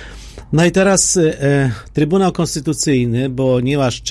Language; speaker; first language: Polish; non-native, learner; Ukrainian